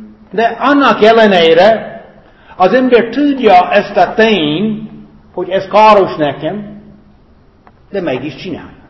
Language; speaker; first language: Hungarian; non-native, fluent; English